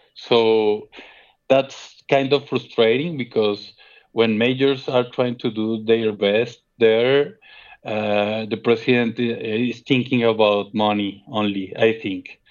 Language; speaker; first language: English; non-native, fluent; Spanish